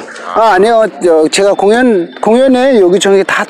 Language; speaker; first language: Korean; non-native, fluent; Tibetan